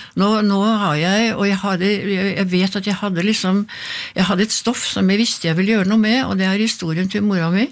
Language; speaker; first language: Norwegian; native; Norwegian